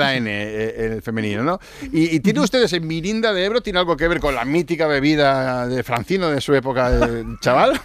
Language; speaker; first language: Spanish; native; Spanish